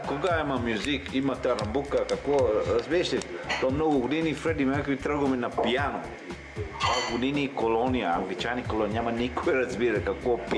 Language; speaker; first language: Bulgarian; non-native, learner; Swahili